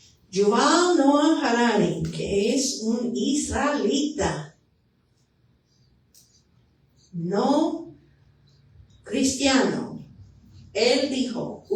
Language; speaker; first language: Spanish; non-native, fluent; English